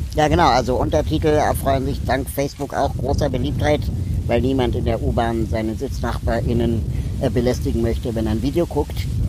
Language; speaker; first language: German; native; German